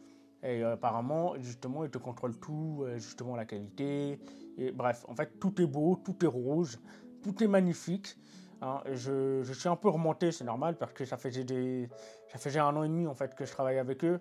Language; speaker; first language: French; native; French